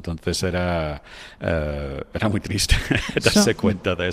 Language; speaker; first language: Spanish; non-native, fluent; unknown